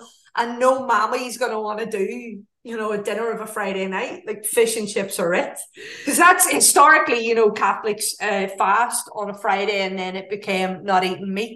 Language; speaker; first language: English; native; English